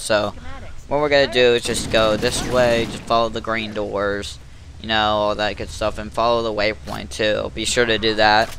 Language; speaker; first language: English; native; English